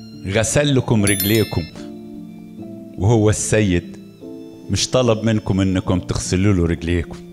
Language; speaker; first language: Arabic; native; Arabic